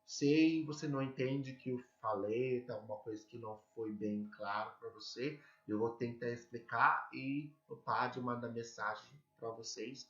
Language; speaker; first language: Portuguese; non-native, learner; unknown